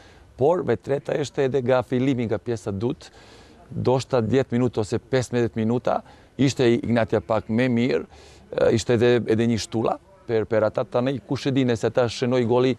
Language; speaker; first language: Albanian; non-native, learner; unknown